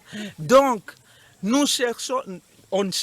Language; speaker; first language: French; non-native, local second language; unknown